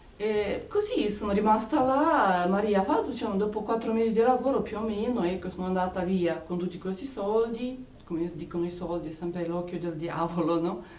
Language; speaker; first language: Italian; non-native, fluent; Romanian